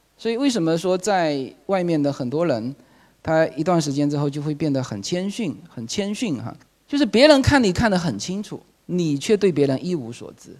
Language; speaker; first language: Chinese; native; Chinese